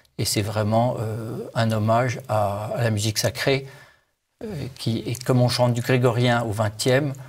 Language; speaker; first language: French; native; French